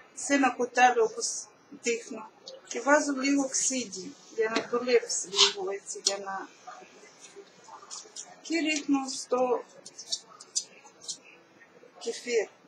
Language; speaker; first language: Greek; non-native, learner; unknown